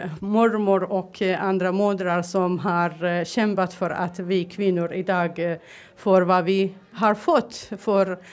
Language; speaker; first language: Swedish; non-native, fluent; Arabic